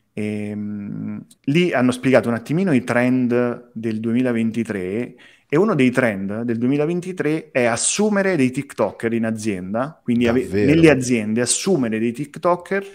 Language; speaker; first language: Italian; native; Italian